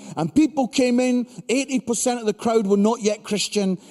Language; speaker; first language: English; native; English